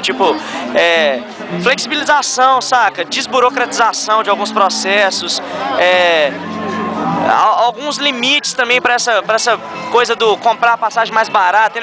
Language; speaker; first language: Portuguese; native; Portuguese